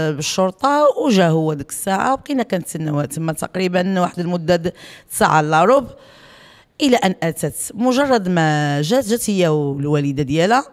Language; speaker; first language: Arabic; native; Arabic